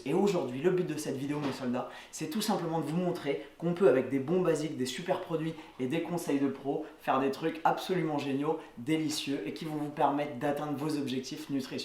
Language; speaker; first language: French; native; French